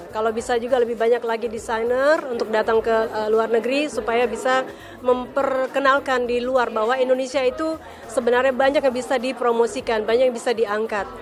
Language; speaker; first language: Indonesian; native; Indonesian